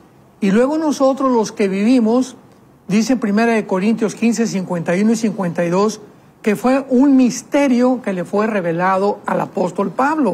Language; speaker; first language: Spanish; native; Spanish